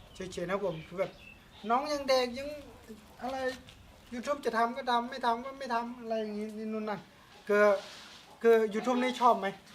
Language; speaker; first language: Thai; native; Thai